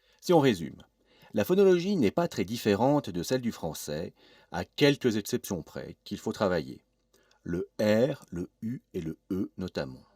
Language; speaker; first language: French; native; French